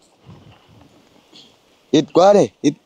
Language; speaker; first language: Vietnamese; non-native, learner; Portuguese